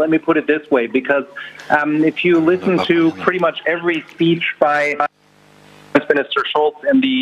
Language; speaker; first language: English; non-native, fluent; German